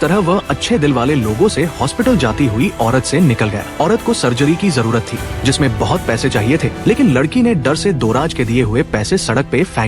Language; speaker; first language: Hindi; native; Hindi